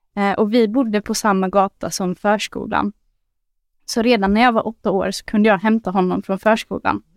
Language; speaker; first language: Swedish; early bilingual, other home language; Arabic